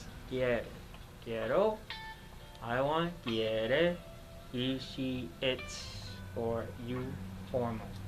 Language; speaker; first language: Spanish; non-native, learner; English